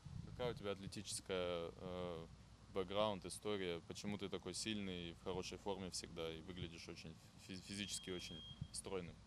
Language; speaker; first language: Russian; non-native, fluent; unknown